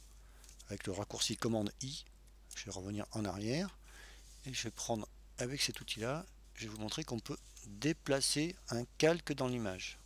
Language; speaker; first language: French; native; French